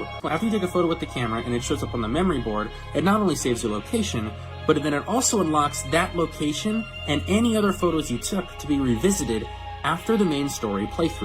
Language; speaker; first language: English; native; English